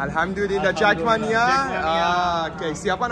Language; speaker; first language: Indonesian; non-native, learner; Persian